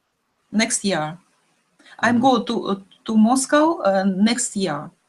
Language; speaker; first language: English; non-native, learner; Russian